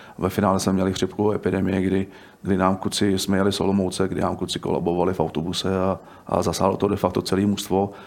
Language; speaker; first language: Czech; native; Czech